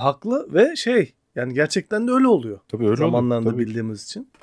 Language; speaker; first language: Turkish; native; Turkish